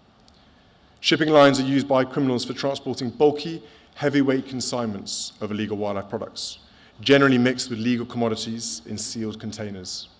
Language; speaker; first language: English; native; English